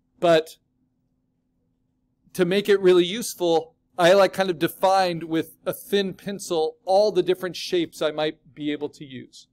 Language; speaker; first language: English; native; English